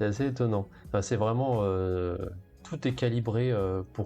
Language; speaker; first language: French; native; French